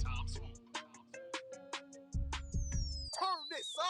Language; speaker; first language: English; native; English